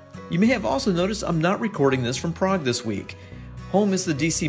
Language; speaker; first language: English; native; English